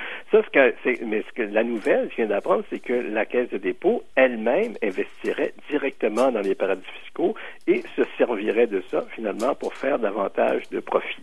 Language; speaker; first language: French; native; French